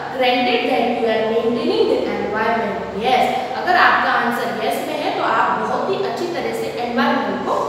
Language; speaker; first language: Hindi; non-native, local second language; Gujarati